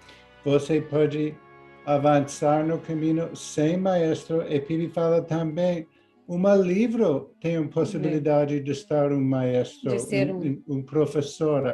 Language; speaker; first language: Portuguese; non-native, learner; English